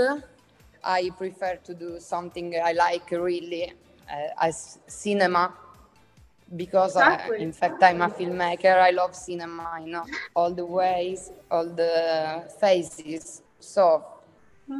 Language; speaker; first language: English; non-native, learner; Italian